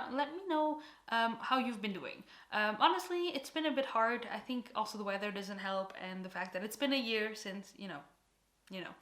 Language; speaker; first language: English; non-native, fluent; Portuguese